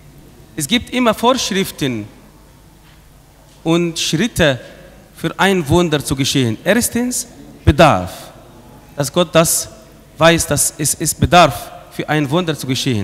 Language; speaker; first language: German; non-native, fluent; Arabic